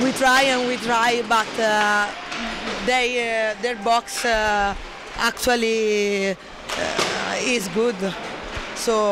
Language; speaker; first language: English; non-native, learner; Italian